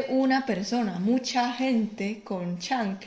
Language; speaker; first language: Spanish; non-native, fluent; Chinese